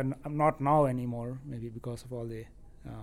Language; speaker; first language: English; non-native, local second language; Tamil